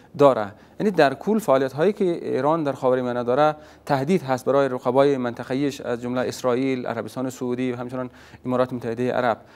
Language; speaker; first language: Persian; native; Persian